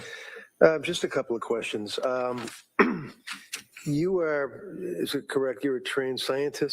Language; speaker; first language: English; native; English